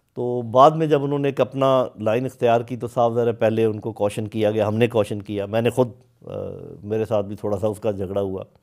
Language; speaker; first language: Urdu; native; Urdu